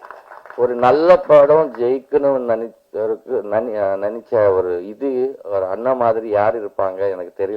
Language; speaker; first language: Tamil; non-native, learner; Telugu